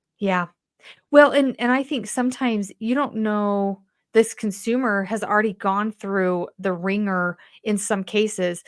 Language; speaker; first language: English; native; English